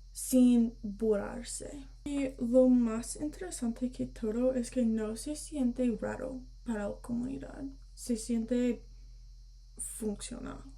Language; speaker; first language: Spanish; early bilingual, heritage; Spanish